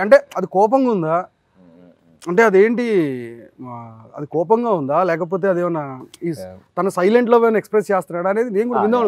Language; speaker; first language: Telugu; native; Telugu